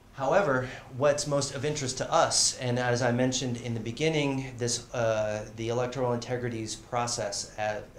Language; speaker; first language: English; native; English